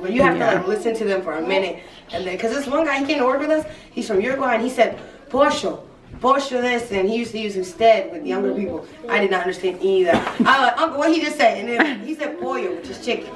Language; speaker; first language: English; native; English